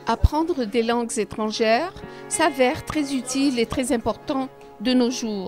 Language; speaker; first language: French; non-native, local second language; Arabic